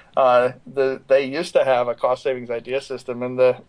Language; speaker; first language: English; native; English